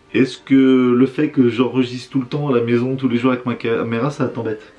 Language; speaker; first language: French; native; French